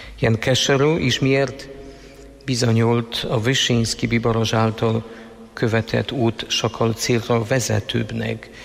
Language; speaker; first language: Hungarian; non-native, fluent; Polish